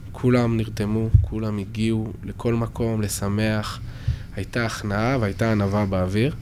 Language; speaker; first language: Hebrew; early bilingual, other home language; French